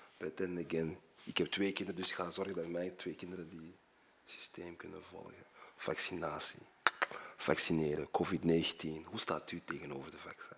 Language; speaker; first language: Dutch; early bilingual, other home language; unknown